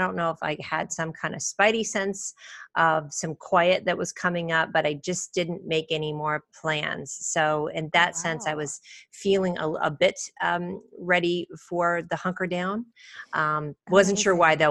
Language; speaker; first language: English; native; English